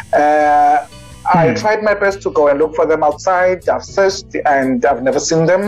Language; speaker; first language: English; non-native, local second language; Xhosa